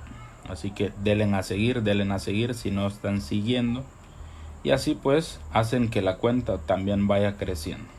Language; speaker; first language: Spanish; native; Spanish